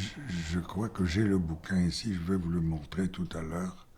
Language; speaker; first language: French; non-native, fluent; Bulgarian